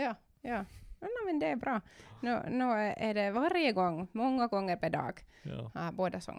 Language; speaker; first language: Swedish; non-native, local second language; Finnish